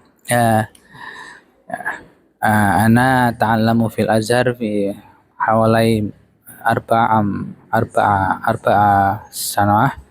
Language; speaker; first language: Arabic; non-native, learner; Javanese